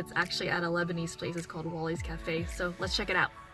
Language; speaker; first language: English; native; English